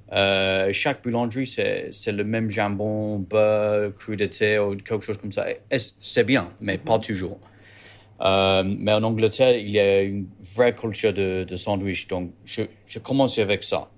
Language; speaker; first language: French; non-native, learner; English